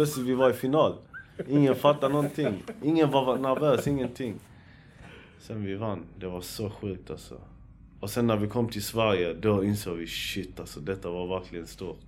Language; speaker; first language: Swedish; early bilingual, other home language; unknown